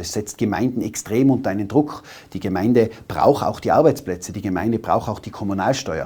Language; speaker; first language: German; native; German